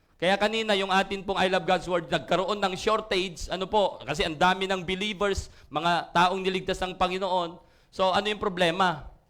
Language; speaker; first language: Filipino; non-native, local second language; Iloko